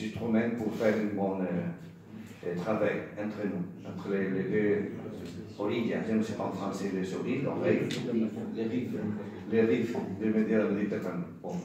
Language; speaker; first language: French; non-native, learner; Spanish